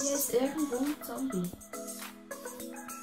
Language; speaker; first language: German; native; German